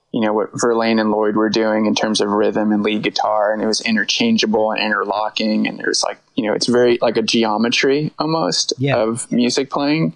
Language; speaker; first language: English; native; English